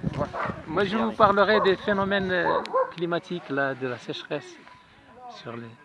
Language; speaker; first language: French; native; French